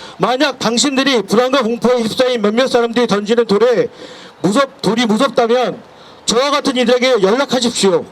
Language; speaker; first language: Korean; native; Korean